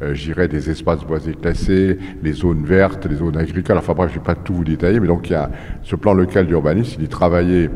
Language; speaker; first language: French; native; French